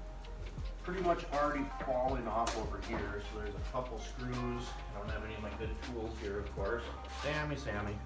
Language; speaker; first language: English; native; English